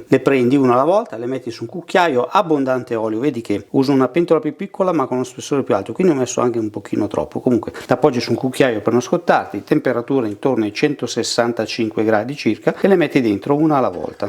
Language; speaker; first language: Italian; native; Italian